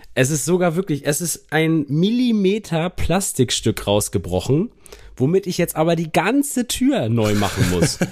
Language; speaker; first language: German; native; German